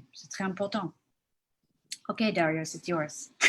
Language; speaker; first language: French; non-native, learner; English